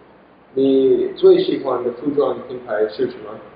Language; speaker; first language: Chinese; non-native, learner; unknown